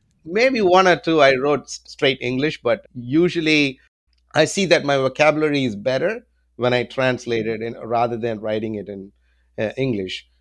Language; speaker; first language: English; non-native, local second language; Tamil